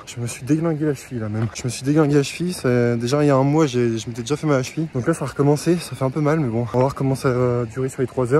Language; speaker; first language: French; native; French